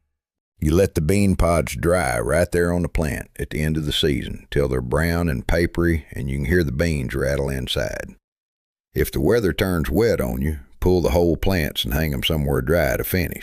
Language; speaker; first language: English; native; English